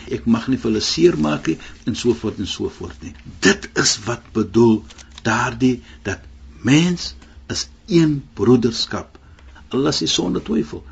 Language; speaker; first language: Afrikaans; non-native, fluent; Arabic